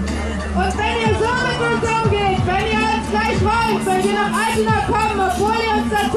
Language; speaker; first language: German; native; German